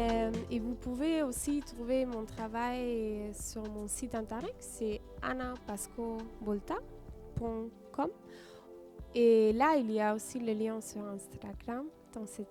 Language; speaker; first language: French; non-native, fluent; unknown